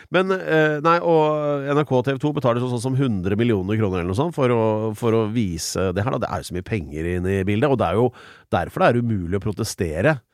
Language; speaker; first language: Norwegian; native; Norwegian